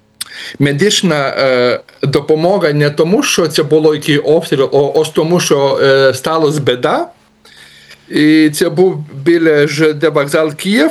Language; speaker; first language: Ukrainian; non-native, learner; Lithuanian